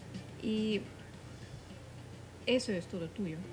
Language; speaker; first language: Spanish; non-native, fluent; Russian